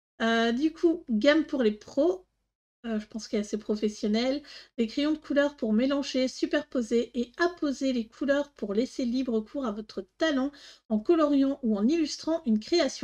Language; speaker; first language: French; native; French